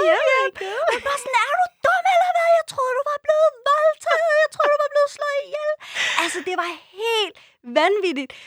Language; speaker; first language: Danish; early bilingual, other home language; Persian